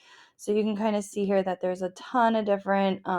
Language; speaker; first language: English; native; English